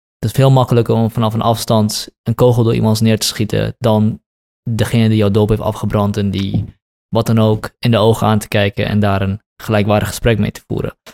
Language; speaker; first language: Dutch; early bilingual, other home language; Kurdish